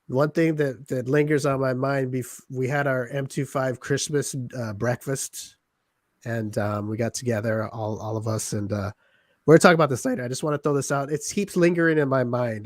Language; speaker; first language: English; native; English